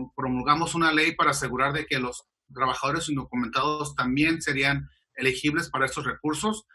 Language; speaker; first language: Spanish; early bilingual, heritage; Spanish